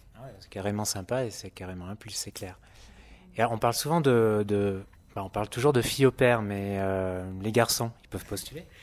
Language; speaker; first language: French; native; French